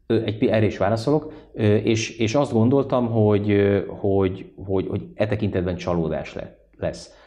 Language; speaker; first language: Hungarian; native; Hungarian